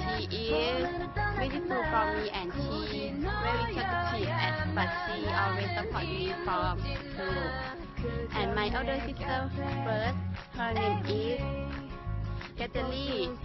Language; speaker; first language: English; non-native, learner; Thai